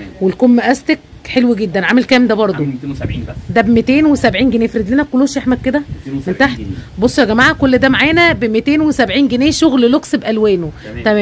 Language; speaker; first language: Arabic; native; Arabic